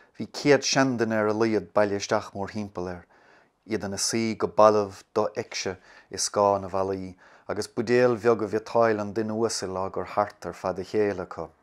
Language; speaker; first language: Irish; native; Irish